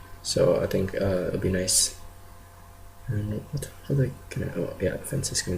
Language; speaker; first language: English; native; English